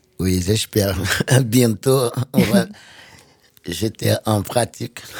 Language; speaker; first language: French; non-native, fluent; Portuguese